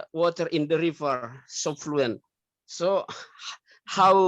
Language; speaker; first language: English; non-native, learner; Indonesian